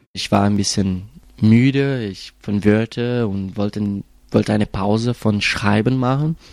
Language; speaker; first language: German; non-native, fluent; Portuguese